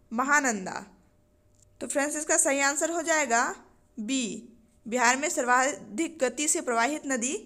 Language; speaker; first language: Hindi; native; Hindi